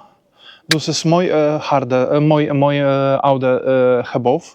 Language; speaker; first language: Dutch; non-native, learner; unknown